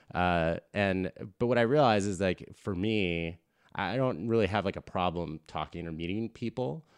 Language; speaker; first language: English; native; English